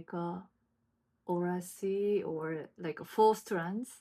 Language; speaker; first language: English; non-native, learner; Japanese